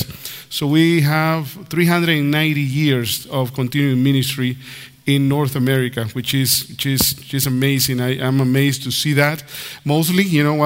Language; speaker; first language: English; non-native, fluent; Spanish